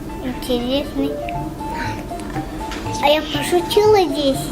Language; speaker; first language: Russian; non-native, learner; Tajik